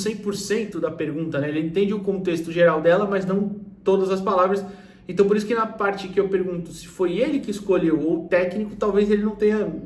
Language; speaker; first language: Portuguese; native; Portuguese